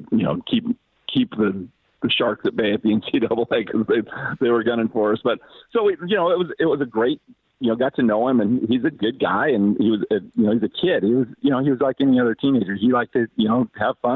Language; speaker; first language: English; native; English